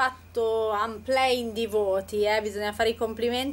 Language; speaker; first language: Italian; native; Italian